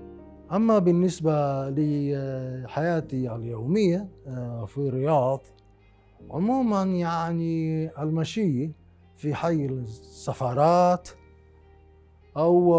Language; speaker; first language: Arabic; non-native, fluent; Japanese